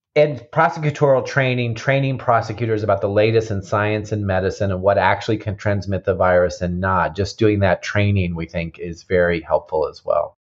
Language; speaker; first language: English; native; English